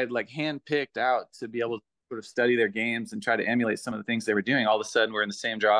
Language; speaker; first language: English; native; English